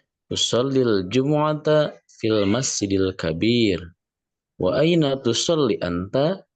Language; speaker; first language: Arabic; non-native, learner; Indonesian